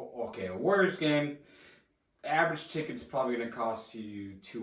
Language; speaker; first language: English; native; English